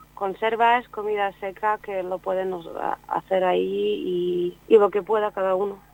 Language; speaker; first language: Spanish; non-native, fluent; Ukrainian